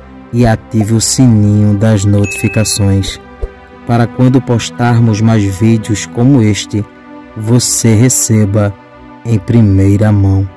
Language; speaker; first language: Portuguese; native; Portuguese